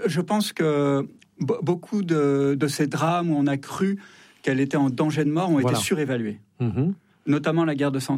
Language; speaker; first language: French; native; French